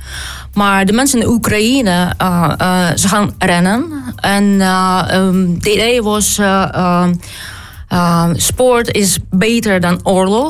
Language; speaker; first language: Dutch; non-native, learner; Ukrainian